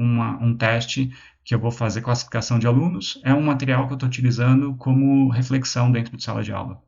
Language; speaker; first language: Portuguese; native; Portuguese